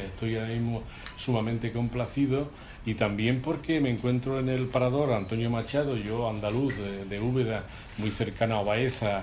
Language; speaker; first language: Spanish; native; Spanish